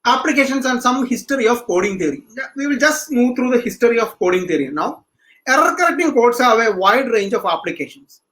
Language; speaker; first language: English; non-native, local second language; Malayalam